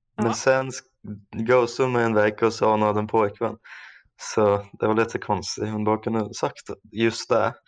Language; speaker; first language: Swedish; non-native, fluent; German